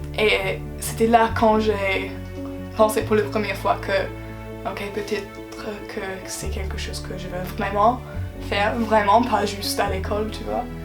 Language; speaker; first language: French; non-native, fluent; English